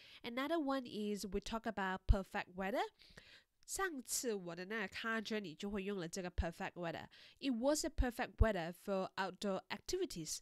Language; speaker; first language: English; non-native, local second language; Chinese